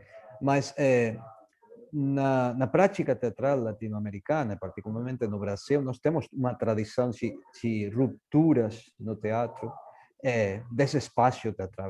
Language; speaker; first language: Portuguese; non-native, fluent; Spanish